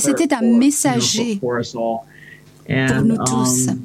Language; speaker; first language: French; non-native, learner; English